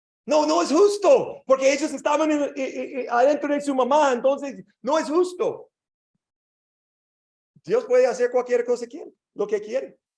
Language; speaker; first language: Spanish; non-native, learner; English